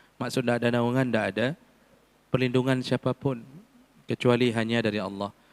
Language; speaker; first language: Malay; non-native, local second language; Achinese